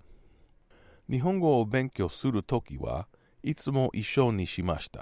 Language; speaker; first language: Japanese; non-native, learner; English